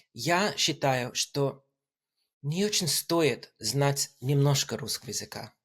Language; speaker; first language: Russian; non-native, fluent; English